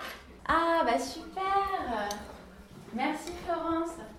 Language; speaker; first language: French; native; French